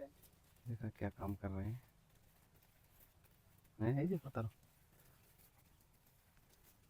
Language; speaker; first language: Hindi; non-native, local second language; Assamese